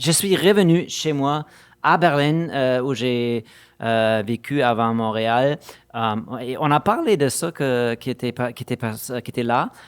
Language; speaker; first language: French; non-native, fluent; German